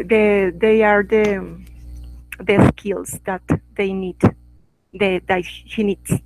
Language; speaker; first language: English; non-native, learner; Spanish